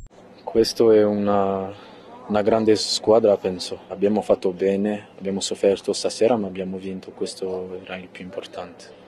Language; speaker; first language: Italian; non-native, fluent; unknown